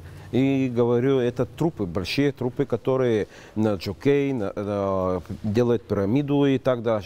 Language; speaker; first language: Russian; non-native, learner; Bulgarian